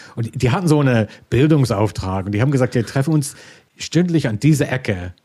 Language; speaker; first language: German; non-native, fluent; English